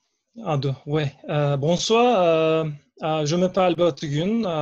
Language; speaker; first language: French; non-native, learner; Turkish